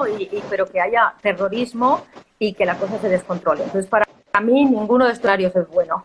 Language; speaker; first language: Spanish; native; Spanish